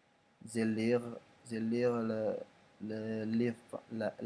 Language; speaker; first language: French; non-native, learner; Indonesian